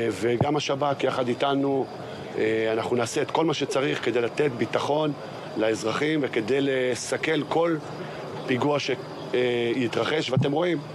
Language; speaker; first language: Hebrew; native; Hebrew